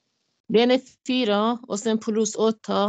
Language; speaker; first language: Swedish; non-native, learner; Arabic